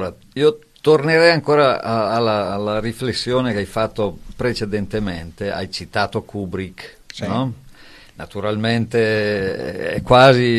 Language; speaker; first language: Italian; native; Italian